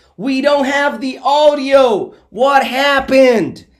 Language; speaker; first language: English; non-native, fluent; Portuguese